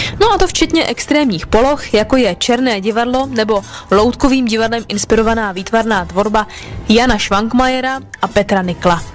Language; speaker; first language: Czech; native; Czech